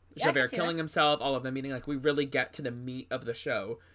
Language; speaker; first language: English; native; English